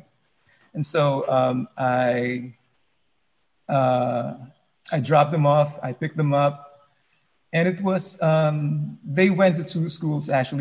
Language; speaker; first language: English; non-native, local second language; Filipino